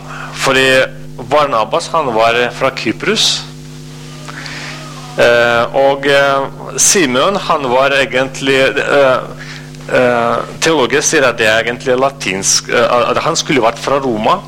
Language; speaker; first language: Norwegian; non-native, fluent; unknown